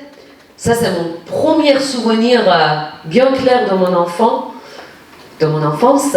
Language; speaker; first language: French; non-native, fluent; Persian